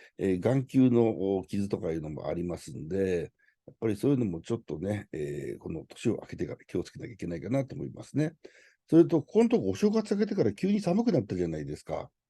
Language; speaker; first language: Japanese; native; Japanese